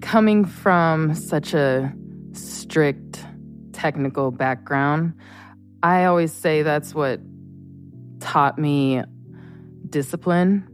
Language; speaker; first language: English; native; English